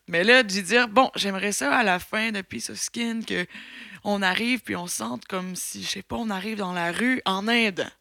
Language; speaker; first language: French; native; French